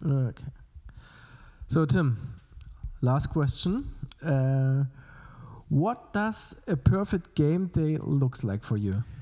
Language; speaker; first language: English; non-native, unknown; German